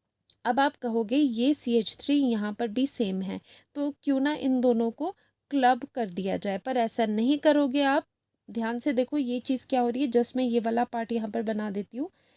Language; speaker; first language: Hindi; native; Hindi